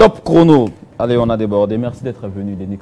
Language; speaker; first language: French; non-native, local second language; Lingala